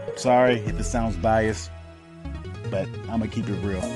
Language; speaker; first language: English; native; English